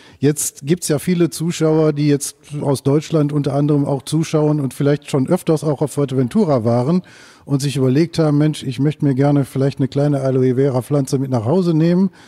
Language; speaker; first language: German; native; German